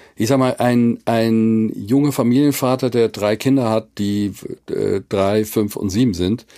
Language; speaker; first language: German; native; German